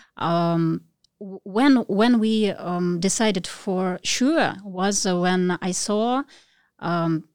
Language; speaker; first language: English; non-native, learner; Russian